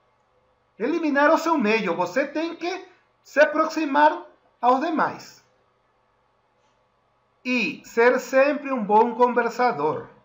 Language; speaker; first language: Portuguese; non-native, fluent; Spanish